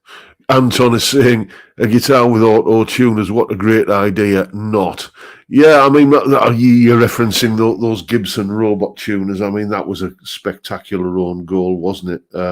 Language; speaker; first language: English; native; English